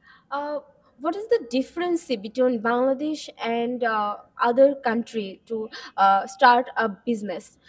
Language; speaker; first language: English; non-native, local second language; Bangla